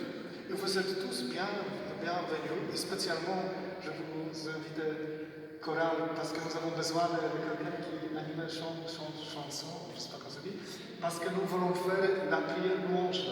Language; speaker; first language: French; non-native, learner; Polish